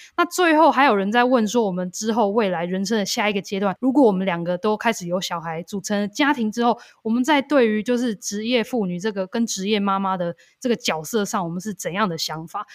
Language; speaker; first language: Chinese; native; Chinese